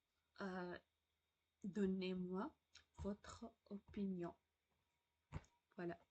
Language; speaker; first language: French; non-native, learner; Arabic